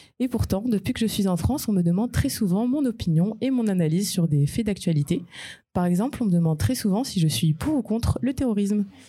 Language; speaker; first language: French; non-native, local second language; Arabic